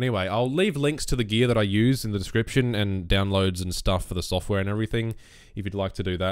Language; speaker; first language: English; native; English